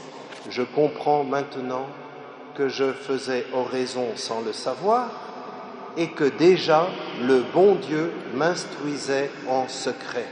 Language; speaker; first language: French; native; French